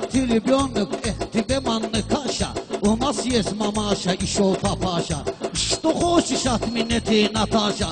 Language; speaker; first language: Russian; non-native, learner; Azerbaijani